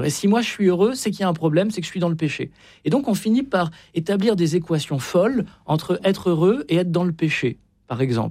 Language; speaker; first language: French; native; French